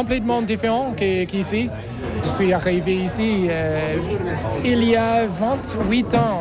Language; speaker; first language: French; non-native, fluent; English